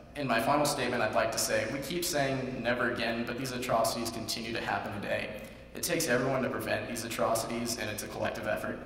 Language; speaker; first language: English; native; English